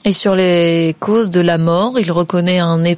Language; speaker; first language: French; native; French